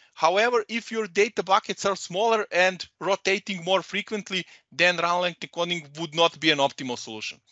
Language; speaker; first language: English; non-native, fluent; Serbian